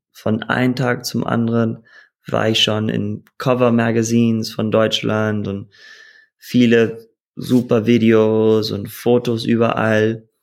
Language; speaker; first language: German; early bilingual, heritage; German